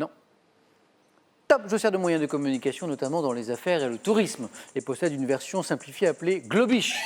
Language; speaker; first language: French; native; French